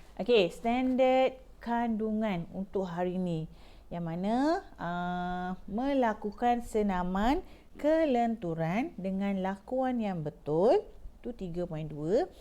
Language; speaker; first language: Malay; native; Malay